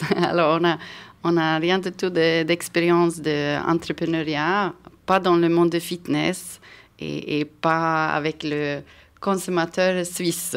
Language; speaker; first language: French; non-native, fluent; Swedish